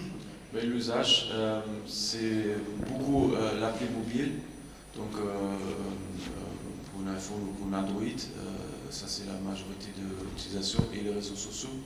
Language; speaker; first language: French; non-native, fluent; German